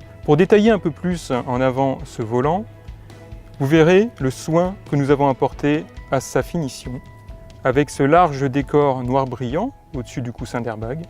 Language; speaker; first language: French; native; French